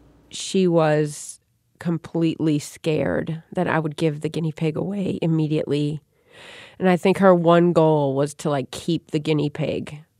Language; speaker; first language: English; native; English